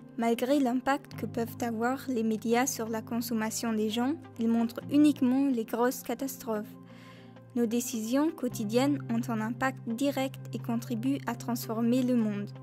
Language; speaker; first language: French; non-native, fluent; German